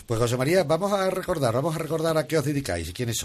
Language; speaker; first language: Spanish; native; Spanish